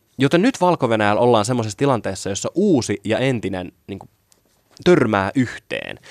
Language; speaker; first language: Finnish; native; Finnish